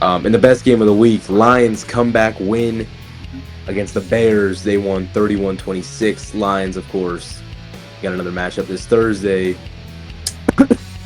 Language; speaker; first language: English; native; English